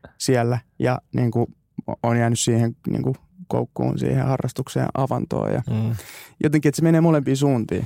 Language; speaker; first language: Finnish; native; Finnish